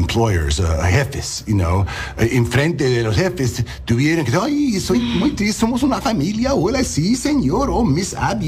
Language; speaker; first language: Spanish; early bilingual, heritage; English